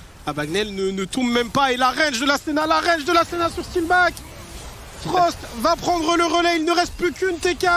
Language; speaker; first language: French; native; French